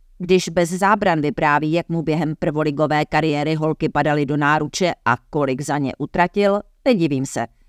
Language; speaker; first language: Czech; native; Czech